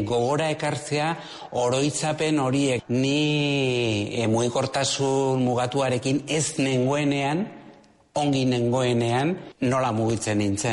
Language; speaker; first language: Basque; native; Basque